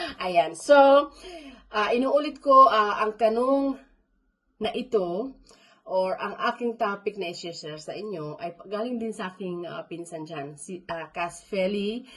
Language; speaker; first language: Filipino; non-native, local second language; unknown